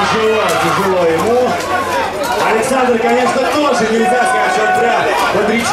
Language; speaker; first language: Russian; native; Russian